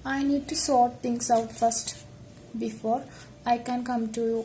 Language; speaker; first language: English; non-native, local second language; Malayalam